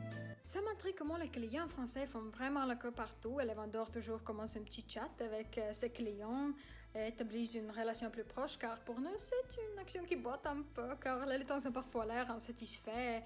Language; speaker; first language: French; non-native, learner; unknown